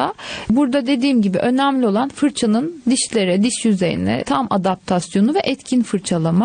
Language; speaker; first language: Turkish; native; Turkish